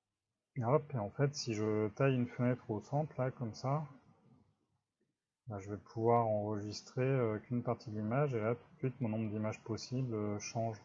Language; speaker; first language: French; native; French